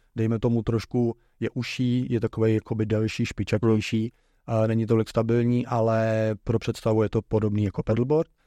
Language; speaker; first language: Czech; native; Czech